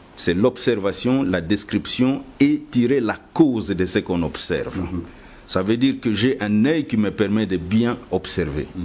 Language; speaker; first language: French; non-native, local second language; Lingala